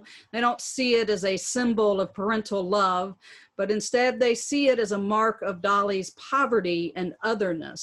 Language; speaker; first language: English; native; English